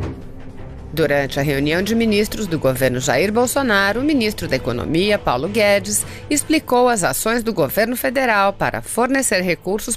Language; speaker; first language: Portuguese; native; Portuguese